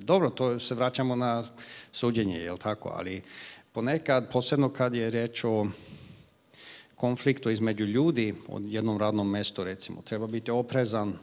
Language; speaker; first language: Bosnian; non-native, fluent; Swedish